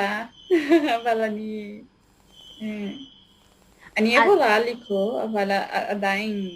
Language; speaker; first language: Hebrew; non-native, learner; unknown